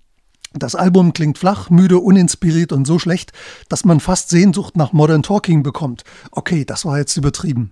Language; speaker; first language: German; native; German